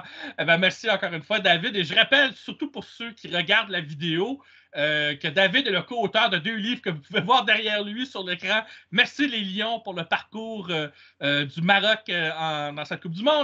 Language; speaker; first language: French; native; French